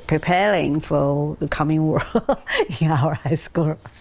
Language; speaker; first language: English; non-native, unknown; Chinese